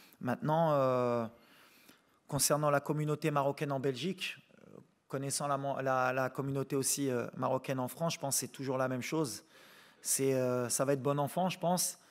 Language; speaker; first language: French; native; French